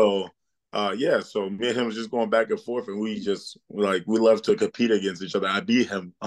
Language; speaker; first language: English; early bilingual, other home language; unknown